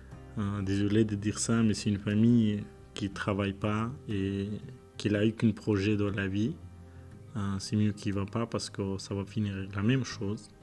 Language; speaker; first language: French; non-native, learner; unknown